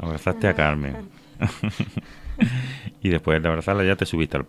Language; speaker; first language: Spanish; native; Spanish